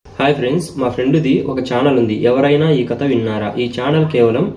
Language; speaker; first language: Telugu; native; Telugu